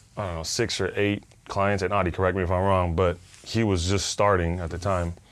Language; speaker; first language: English; non-native, fluent; Spanish